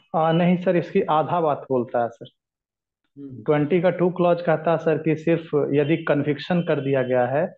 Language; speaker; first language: Hindi; native; Hindi